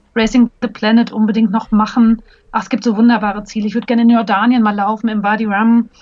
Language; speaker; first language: German; native; German